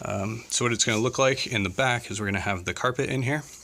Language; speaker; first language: English; native; English